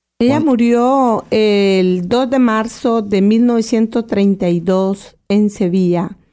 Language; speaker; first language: Spanish; native; Spanish